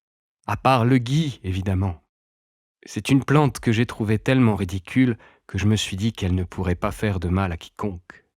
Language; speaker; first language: French; native; French